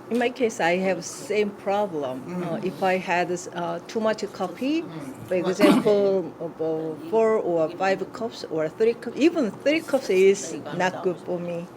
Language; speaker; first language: English; non-native, learner; Korean